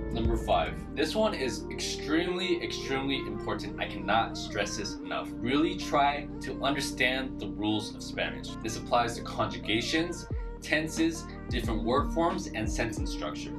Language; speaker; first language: English; native; English